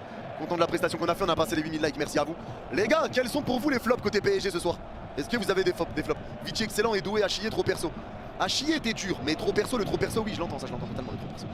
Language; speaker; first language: French; native; French